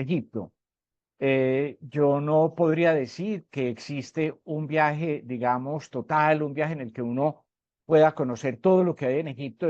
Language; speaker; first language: Spanish; native; Spanish